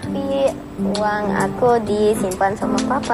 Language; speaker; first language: Indonesian; non-native, learner; English